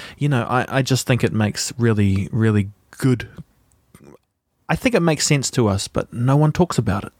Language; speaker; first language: English; native; English